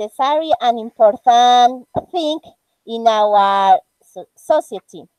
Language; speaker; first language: English; non-native, learner; Spanish